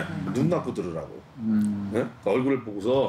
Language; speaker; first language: Korean; native; Korean